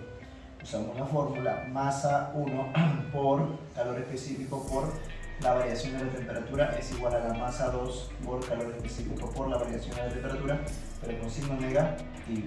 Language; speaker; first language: Spanish; native; Spanish